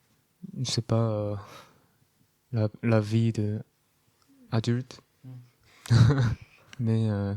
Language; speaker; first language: French; non-native, learner; Korean